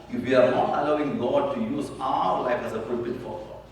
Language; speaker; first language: English; non-native, local second language; Malayalam